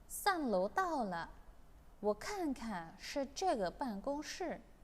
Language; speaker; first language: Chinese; non-native, fluent; Indonesian